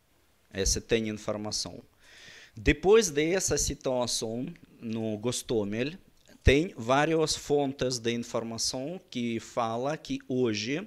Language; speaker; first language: Portuguese; non-native, learner; Russian